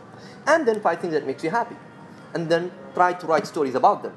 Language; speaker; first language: English; non-native, fluent; Arabic